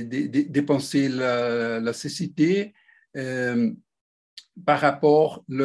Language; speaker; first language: French; non-native, fluent; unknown